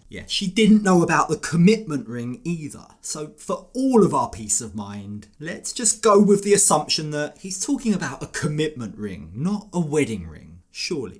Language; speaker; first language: English; native; English